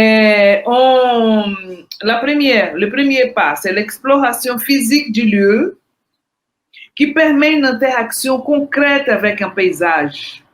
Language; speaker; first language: French; non-native, fluent; Portuguese